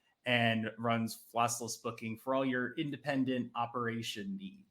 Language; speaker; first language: English; native; English